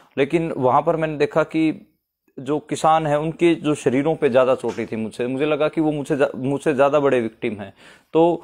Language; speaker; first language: Hindi; native; Hindi